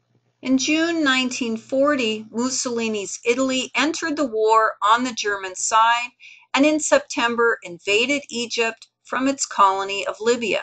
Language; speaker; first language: English; native; English